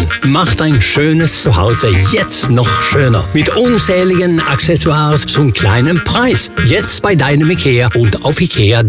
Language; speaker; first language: German; native; German